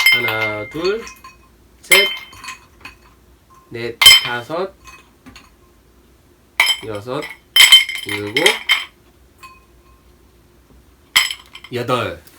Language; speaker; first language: Korean; non-native, fluent; English